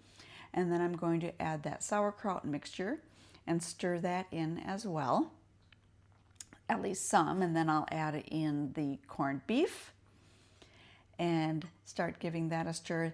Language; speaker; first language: English; native; English